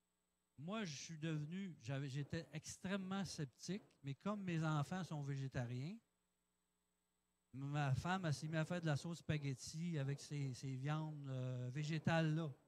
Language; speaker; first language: French; native; French